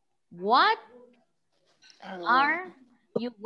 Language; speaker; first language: English; non-native, fluent; Spanish